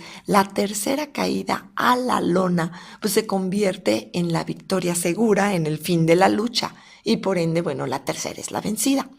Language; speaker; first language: Spanish; native; Spanish